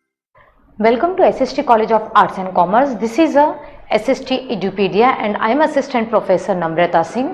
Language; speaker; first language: English; non-native, local second language; Hindi